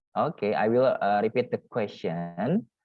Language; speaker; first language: English; non-native, learner; Indonesian